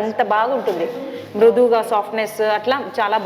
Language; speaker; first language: Telugu; native; Telugu